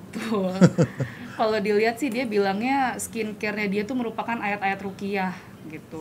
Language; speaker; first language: Indonesian; native; Indonesian